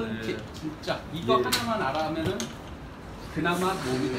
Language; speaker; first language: Korean; native; Korean